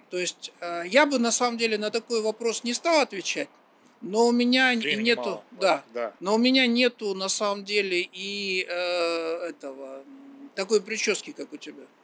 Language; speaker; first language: Russian; native; Russian